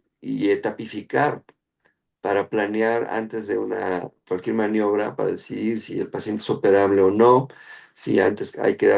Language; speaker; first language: Spanish; native; Spanish